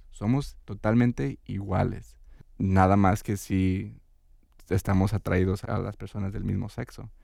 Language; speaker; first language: Spanish; early bilingual, heritage; Spanish